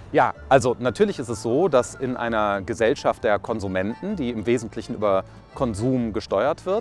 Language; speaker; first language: German; native; German